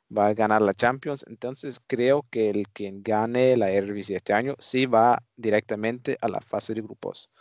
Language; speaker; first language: Spanish; non-native, fluent; Dutch